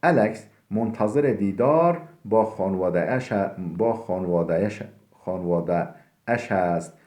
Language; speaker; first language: Persian; non-native, fluent; Turkish